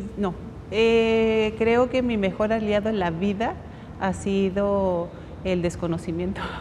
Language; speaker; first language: Spanish; native; Spanish